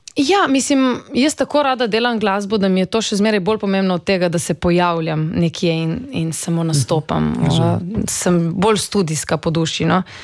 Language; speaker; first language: Slovenian; native; Slovenian